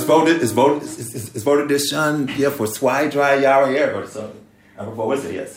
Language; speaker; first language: German; non-native, learner; English